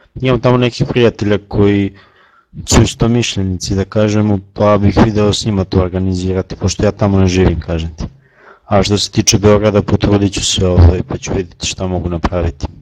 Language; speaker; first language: Serbian; native; Serbian